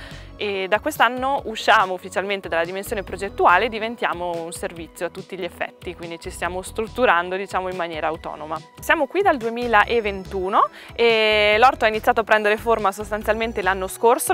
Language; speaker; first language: Italian; native; Italian